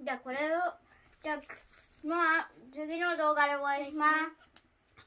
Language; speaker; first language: Japanese; early bilingual, other home language; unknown